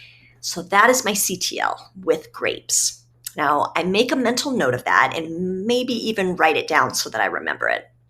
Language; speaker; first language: English; native; English